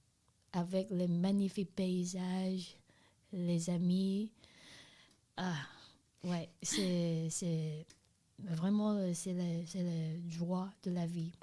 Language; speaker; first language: French; non-native, learner; Chinese